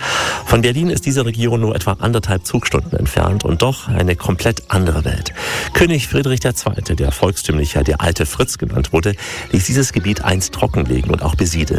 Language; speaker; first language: German; native; German